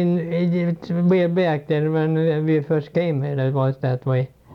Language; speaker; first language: English; non-native, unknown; Swedish